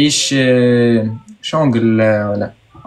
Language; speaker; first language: German; non-native, learner; Arabic